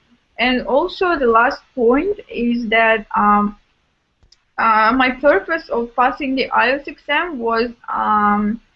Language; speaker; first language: English; non-native, fluent; Russian